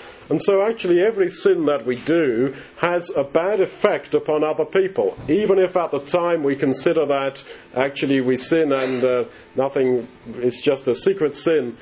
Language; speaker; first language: English; native; English